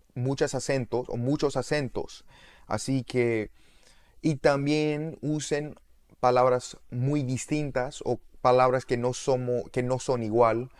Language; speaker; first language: Spanish; non-native, learner; English